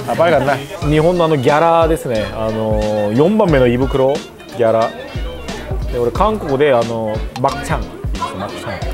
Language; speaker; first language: Japanese; non-native, fluent; Korean